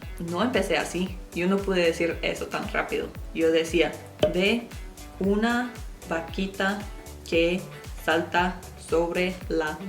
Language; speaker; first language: Spanish; non-native, fluent; English